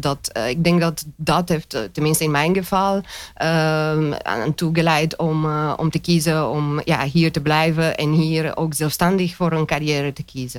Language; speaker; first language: Dutch; non-native, fluent; Romanian